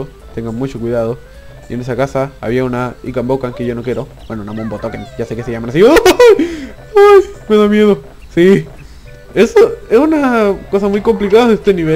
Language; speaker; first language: Spanish; native; Spanish